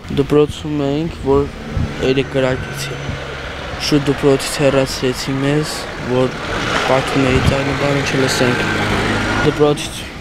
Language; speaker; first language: Armenian; native; Armenian